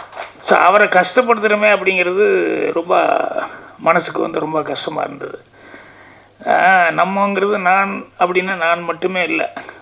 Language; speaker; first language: Tamil; native; Tamil